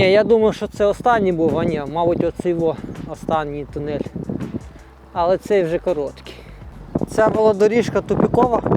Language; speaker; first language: Ukrainian; non-native, local second language; Russian